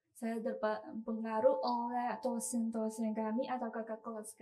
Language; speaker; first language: Indonesian; non-native, learner; Chinese